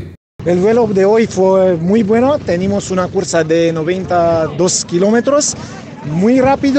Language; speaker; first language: Spanish; non-native, learner; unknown